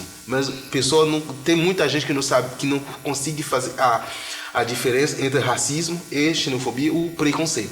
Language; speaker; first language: Portuguese; non-native, fluent; Haitian Creole